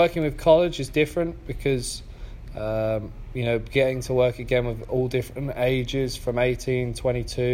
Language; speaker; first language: English; native; English